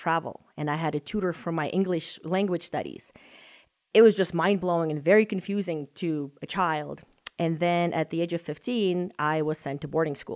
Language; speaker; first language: English; non-native, fluent; Russian